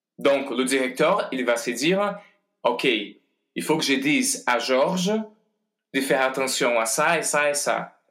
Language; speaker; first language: French; non-native, fluent; Portuguese